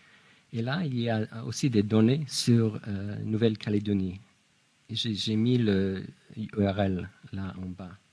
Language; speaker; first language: French; non-native, fluent; English